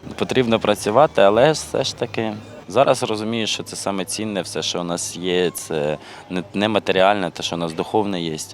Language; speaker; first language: Ukrainian; native; Ukrainian